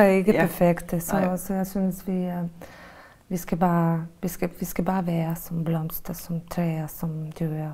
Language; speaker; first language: Danish; non-native, fluent; Bosnian